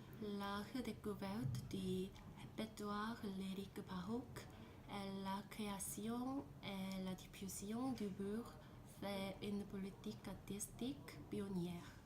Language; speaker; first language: French; non-native, learner; Korean